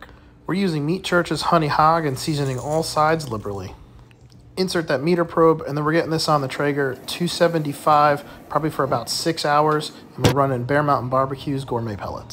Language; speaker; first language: English; native; English